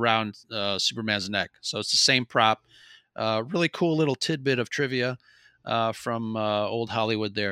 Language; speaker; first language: English; non-native, fluent; Spanish